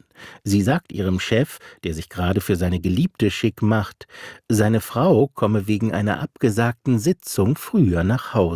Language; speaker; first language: German; native; German